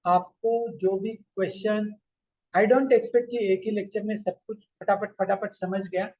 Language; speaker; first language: Hindi; non-native, local second language; Marathi